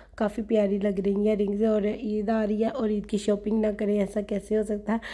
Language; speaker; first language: Urdu; native; Urdu